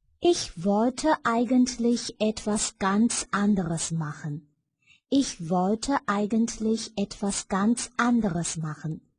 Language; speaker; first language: German; non-native, fluent; Chinese